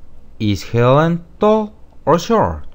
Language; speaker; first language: English; non-native, fluent; Spanish